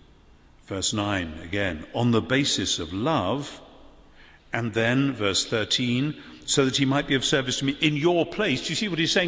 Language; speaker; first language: English; native; English